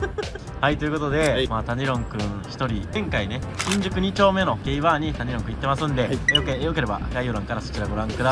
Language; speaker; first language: Japanese; native; Japanese